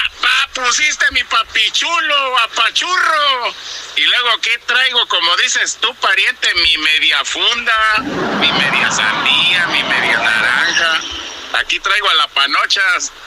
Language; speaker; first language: Spanish; native; Spanish